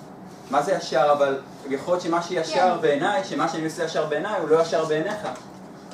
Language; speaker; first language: Hebrew; native; Hebrew